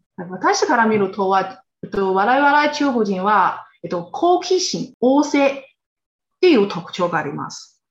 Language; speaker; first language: Japanese; non-native, fluent; Chinese